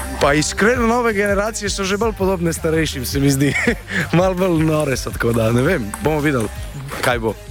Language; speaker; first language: Slovenian; native; Slovenian